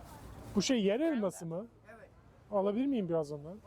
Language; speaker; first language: Turkish; non-native, learner; English